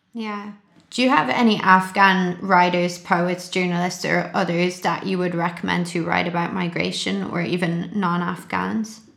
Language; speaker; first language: English; native; English